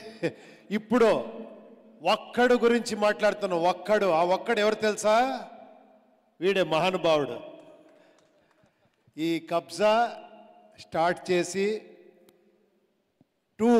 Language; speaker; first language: Telugu; non-native, local second language; Kannada